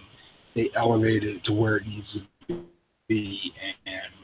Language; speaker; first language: English; native; English